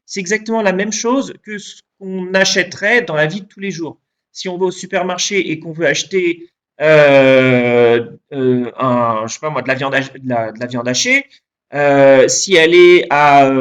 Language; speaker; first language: French; native; French